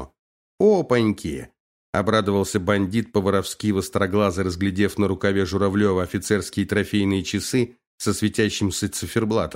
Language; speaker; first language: Russian; native; Russian